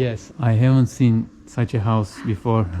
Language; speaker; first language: English; non-native, fluent; Turkish